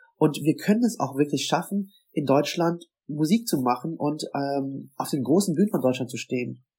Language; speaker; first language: German; native; German